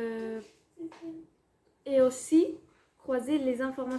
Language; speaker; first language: French; non-native, fluent; Spanish